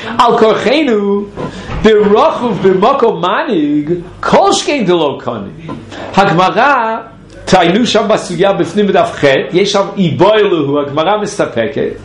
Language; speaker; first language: Hebrew; native; Hebrew